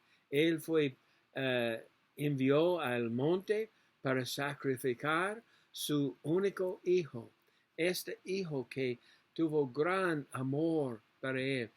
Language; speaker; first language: Spanish; non-native, learner; English